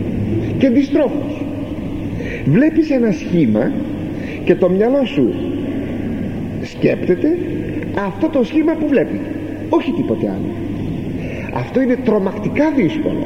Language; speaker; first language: Greek; native; Greek